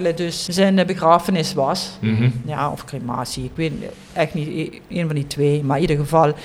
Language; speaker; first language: Dutch; native; Dutch